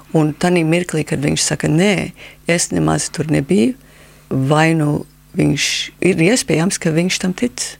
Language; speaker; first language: Latvian; early bilingual, heritage; Latvian